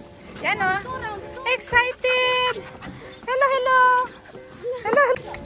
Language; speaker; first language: Filipino; non-native, local second language; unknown